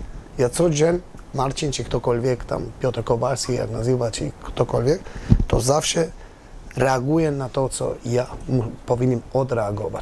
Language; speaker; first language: Polish; non-native, learner; Albanian